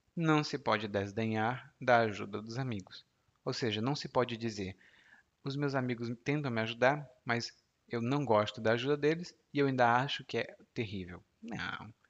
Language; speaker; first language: Portuguese; native; Portuguese